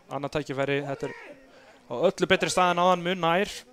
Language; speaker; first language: Icelandic; native; Icelandic